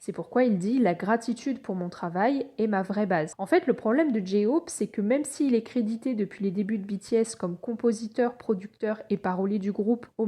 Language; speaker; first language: French; native; French